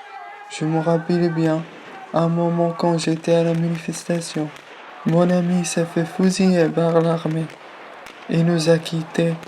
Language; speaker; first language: French; non-native, fluent; Arabic